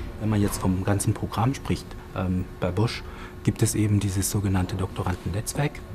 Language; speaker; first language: German; non-native, fluent; French